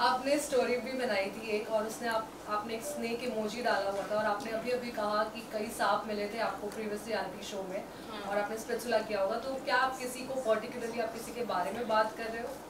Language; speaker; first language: Hindi; native; Hindi